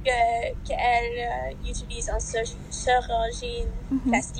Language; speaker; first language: French; non-native, learner; English